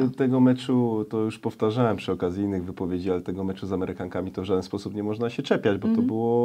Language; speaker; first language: Polish; native; Polish